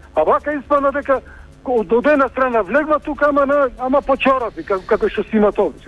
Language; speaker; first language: Macedonian; native; Macedonian